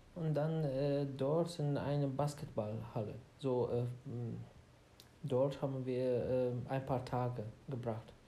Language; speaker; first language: German; non-native, fluent; Arabic